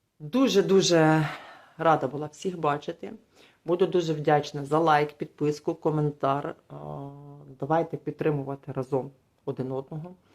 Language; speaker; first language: Ukrainian; non-native, local second language; Russian